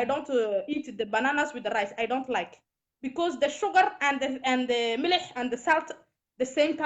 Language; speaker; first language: English; non-native, learner; Somali